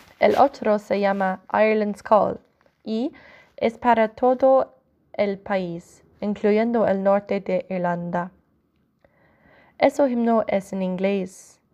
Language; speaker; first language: Spanish; non-native, learner; English